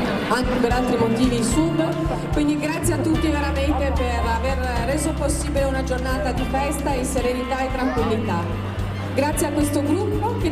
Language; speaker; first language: Italian; native; Italian